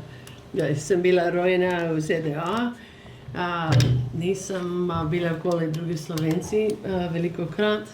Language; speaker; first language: Slovenian; early bilingual, heritage; English